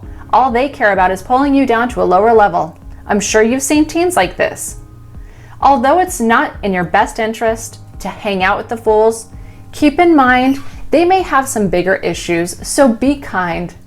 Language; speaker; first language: English; native; English